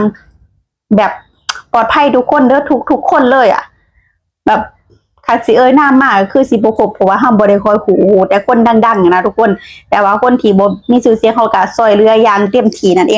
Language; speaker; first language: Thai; non-native, local second language; Lao